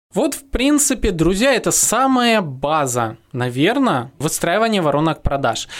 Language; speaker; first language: Russian; native; Russian